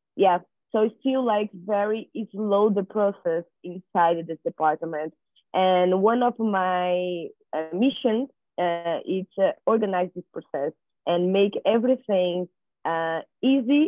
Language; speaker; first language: English; non-native, learner; Portuguese